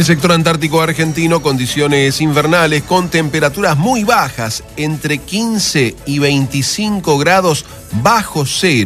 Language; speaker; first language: Spanish; native; Spanish